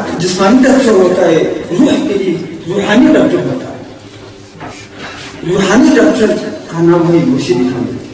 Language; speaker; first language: Urdu; non-native, local second language; Pashto